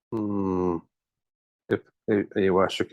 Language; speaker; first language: Portuguese; non-native, learner; English